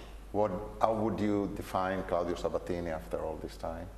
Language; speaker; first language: English; non-native, fluent; Italian